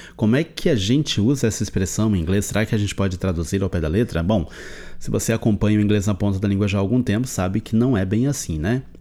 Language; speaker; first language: Portuguese; native; Portuguese